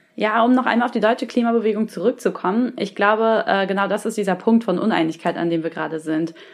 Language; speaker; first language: German; native; German